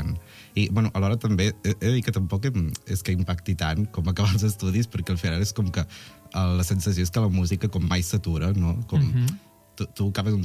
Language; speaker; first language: Catalan; native; Catalan